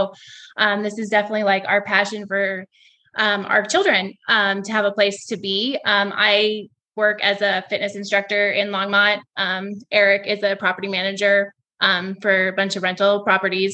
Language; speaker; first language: English; native; English